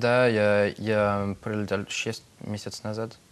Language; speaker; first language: Russian; non-native, learner; French